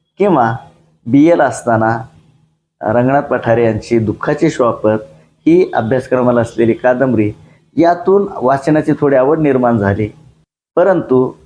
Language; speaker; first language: Marathi; non-native, local second language; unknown